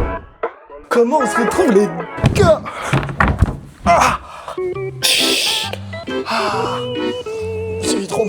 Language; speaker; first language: French; native; French